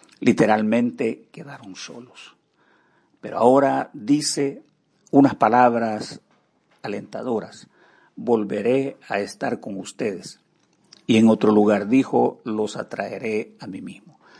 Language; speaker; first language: Spanish; native; Spanish